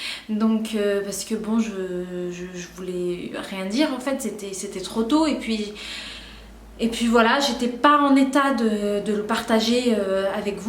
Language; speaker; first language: French; native; French